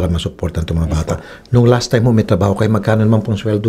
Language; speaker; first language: Filipino; native; Filipino